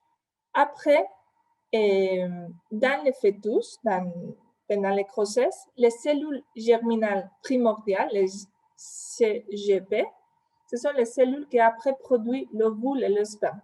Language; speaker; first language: French; non-native, fluent; Spanish